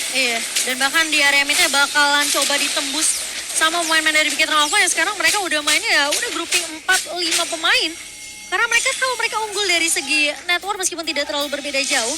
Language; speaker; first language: Indonesian; native; Indonesian